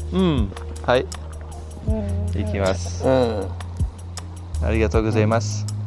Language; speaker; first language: Japanese; non-native, learner; French